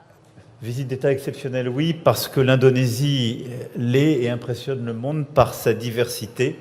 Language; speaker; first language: French; native; French